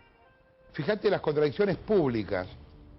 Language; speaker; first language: Spanish; native; Spanish